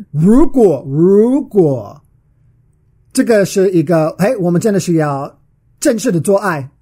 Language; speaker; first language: Chinese; non-native, learner; English